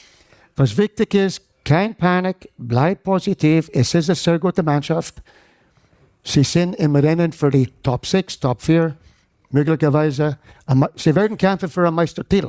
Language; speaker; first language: German; non-native, fluent; English